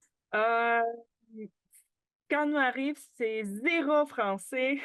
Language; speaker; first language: French; non-native, learner; Ukrainian